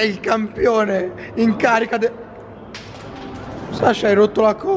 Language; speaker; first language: Italian; native; Italian